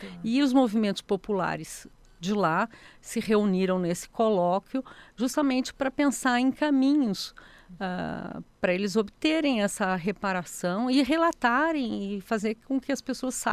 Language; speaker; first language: Portuguese; native; Portuguese